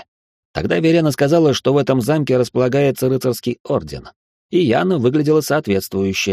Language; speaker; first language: Russian; native; Russian